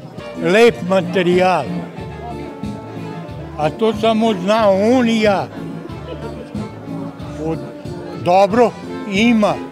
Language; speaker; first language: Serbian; non-native, local second language; Hungarian